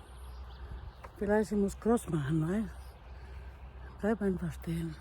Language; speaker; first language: German; non-native, learner; Indonesian